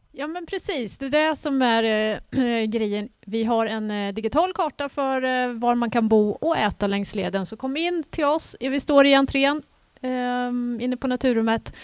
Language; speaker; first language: Swedish; native; Swedish